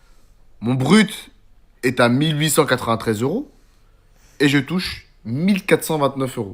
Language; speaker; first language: French; native; French